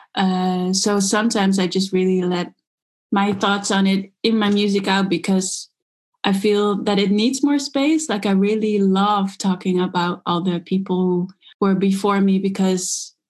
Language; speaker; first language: English; early bilingual, other home language; Dutch